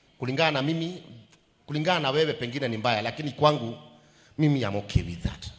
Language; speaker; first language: Swahili; native; Swahili